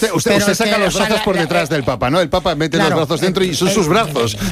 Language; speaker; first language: Spanish; native; Spanish